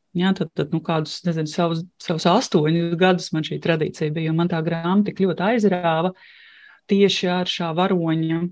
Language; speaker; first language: Latvian; non-native, local second language; Russian